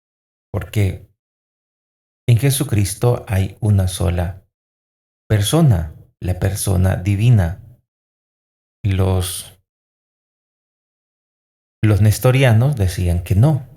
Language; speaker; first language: Spanish; native; Spanish